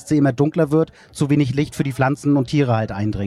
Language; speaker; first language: German; native; German